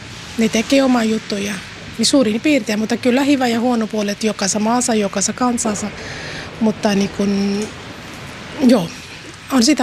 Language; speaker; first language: Finnish; non-native, learner; Urdu